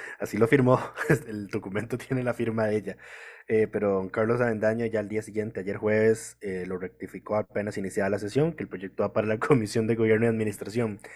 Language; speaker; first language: Spanish; native; Spanish